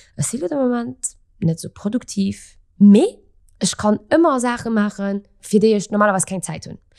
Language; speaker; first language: Luxembourgish; early bilingual, other home language; Portuguese